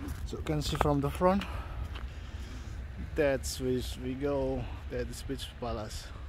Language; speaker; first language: English; non-native, learner; Javanese